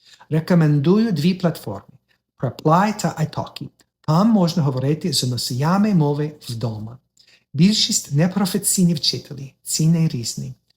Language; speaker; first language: Ukrainian; non-native, fluent; English